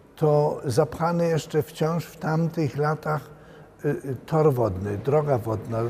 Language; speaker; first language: Polish; early bilingual, heritage; Polish